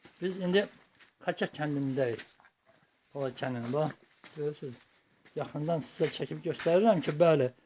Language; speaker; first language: Azerbaijani; non-native, local second language; Avaric